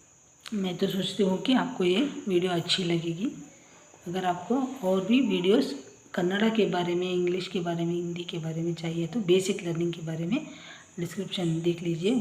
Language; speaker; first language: Hindi; non-native, local second language; Kannada